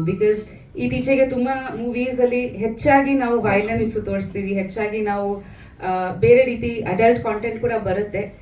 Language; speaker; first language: Kannada; non-native, fluent; Bangla